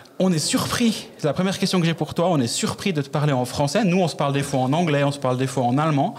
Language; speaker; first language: French; native; French